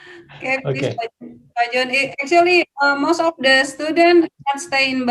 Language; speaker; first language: English; non-native, fluent; Indonesian